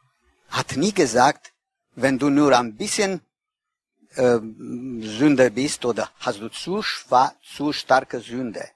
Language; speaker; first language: German; non-native, learner; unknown